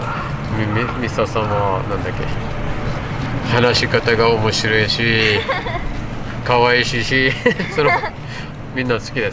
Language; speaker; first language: Japanese; non-native, learner; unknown